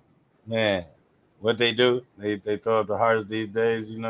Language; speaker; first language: English; native; English